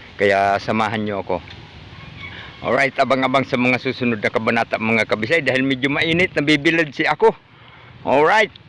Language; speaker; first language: Filipino; non-native, local second language; Cebuano